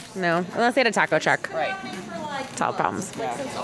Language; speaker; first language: English; native; English